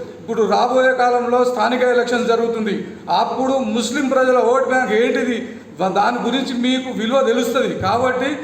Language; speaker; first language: Telugu; non-native, local second language; Urdu